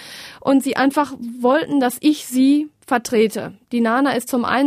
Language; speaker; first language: German; native; German